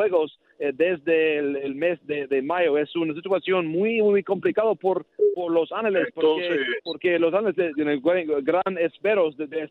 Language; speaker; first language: Spanish; non-native, learner; English